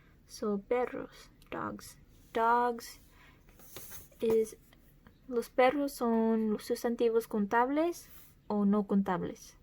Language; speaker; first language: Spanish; early bilingual, heritage; Spanish